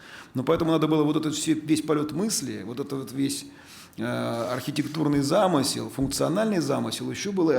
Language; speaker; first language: Russian; native; Russian